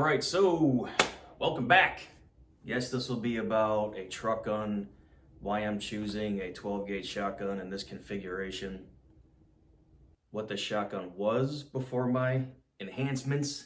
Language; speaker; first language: English; native; English